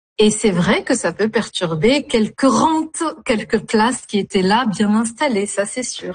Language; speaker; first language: French; non-native, local second language; Arabic